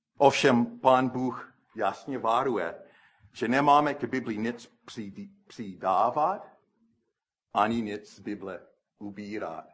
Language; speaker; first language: Czech; non-native, fluent; English